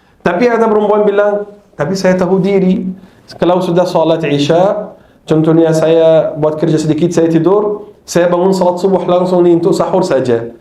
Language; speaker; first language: Malay; non-native, fluent; Arabic